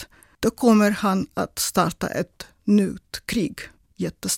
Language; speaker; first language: Swedish; non-native, fluent; Russian